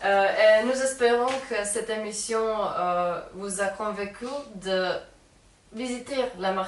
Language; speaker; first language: French; non-native, learner; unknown